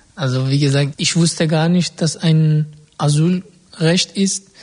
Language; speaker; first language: German; non-native, fluent; Arabic